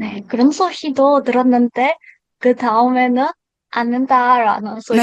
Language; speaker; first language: Korean; non-native, learner; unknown